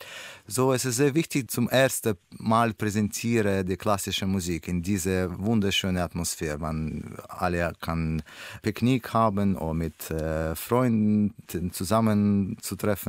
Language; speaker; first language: German; non-native, learner; Russian